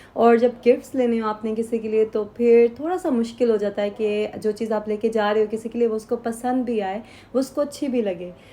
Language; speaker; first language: Urdu; native; Urdu